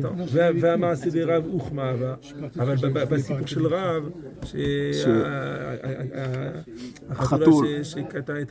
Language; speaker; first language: Hebrew; non-native, fluent; French